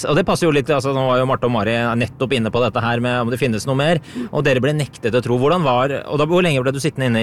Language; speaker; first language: Norwegian; native; Norwegian